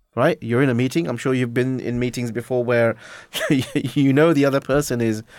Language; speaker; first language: English; native; English